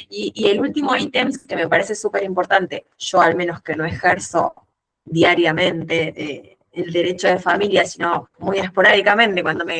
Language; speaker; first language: Spanish; native; Spanish